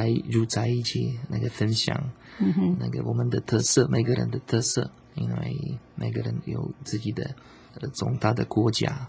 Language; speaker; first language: Chinese; non-native, learner; Slovak